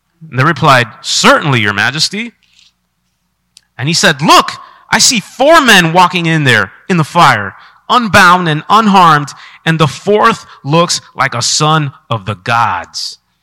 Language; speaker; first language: English; early bilingual, other home language; Spanish